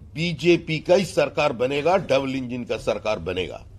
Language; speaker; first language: Hindi; non-native, local second language; Bangla